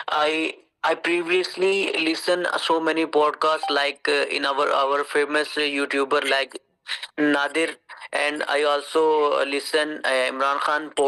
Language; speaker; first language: English; non-native, learner; Urdu